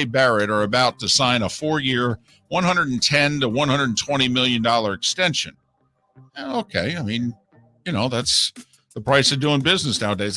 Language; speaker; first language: English; native; English